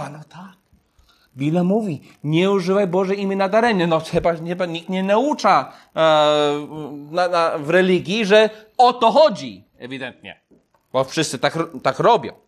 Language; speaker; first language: Polish; non-native, fluent; English